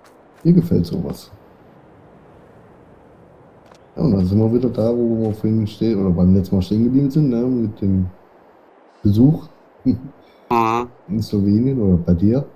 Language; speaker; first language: German; native; German